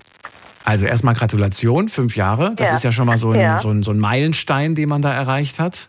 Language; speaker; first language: German; native; German